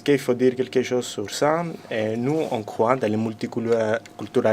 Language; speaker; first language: French; non-native, fluent; Greek